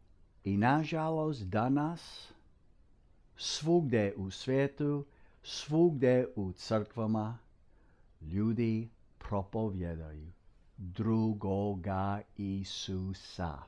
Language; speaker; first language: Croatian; non-native, fluent; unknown